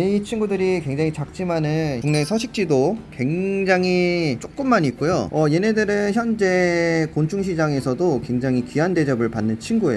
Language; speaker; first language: Korean; native; Korean